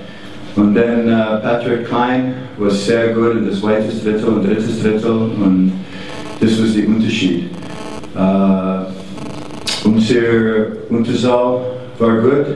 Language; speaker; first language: German; non-native, learner; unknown